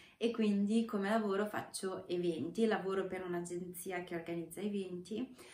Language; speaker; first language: Italian; non-native, fluent; Romanian